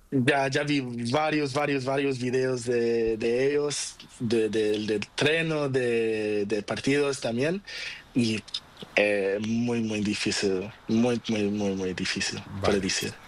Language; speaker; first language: Spanish; non-native, learner; Portuguese